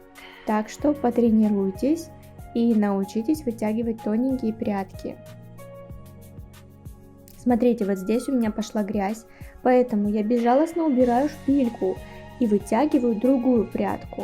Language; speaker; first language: Russian; native; Russian